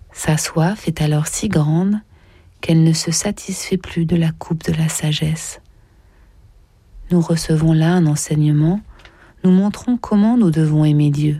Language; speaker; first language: French; native; French